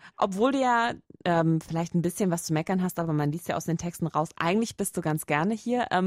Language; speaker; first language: German; native; German